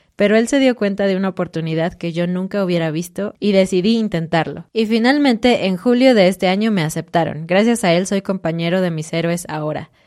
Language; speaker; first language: Spanish; native; Spanish